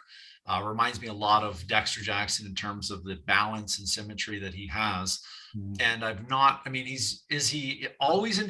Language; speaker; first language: English; native; English